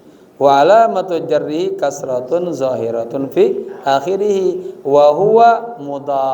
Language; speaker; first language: Arabic; non-native, fluent; Indonesian